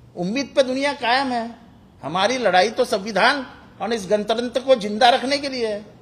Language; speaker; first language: Hindi; non-native, local second language; Marathi